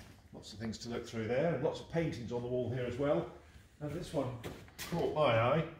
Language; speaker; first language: English; native; English